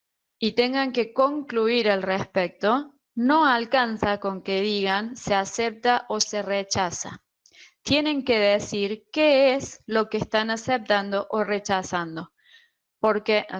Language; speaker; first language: Spanish; native; Spanish